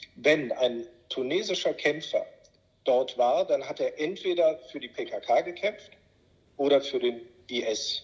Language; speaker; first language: German; native; German